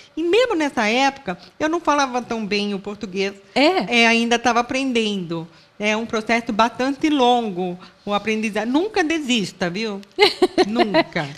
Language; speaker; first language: Portuguese; non-native, local second language; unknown